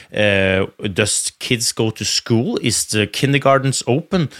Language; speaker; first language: English; non-native, fluent; Norwegian